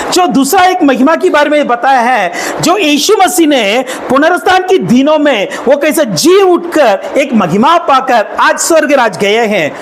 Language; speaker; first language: Hindi; non-native, local second language; Tamil